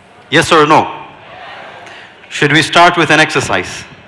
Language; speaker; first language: English; non-native, local second language; Malayalam